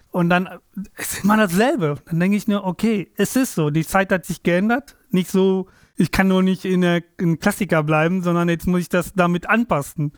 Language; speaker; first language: German; non-native, fluent; Tamil